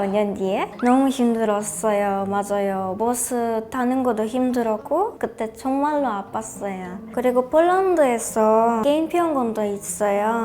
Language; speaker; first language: Korean; non-native, learner; Polish